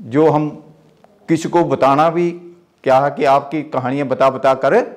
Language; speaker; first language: Hindi; native; Hindi